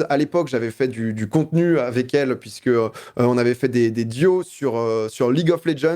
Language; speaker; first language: French; native; French